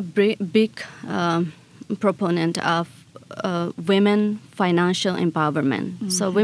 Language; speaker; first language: English; non-native, local second language; Khowar